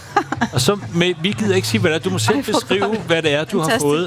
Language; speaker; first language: Danish; native; Danish